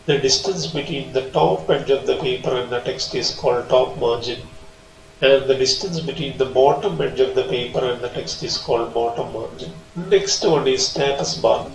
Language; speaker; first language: English; non-native, local second language; Malayalam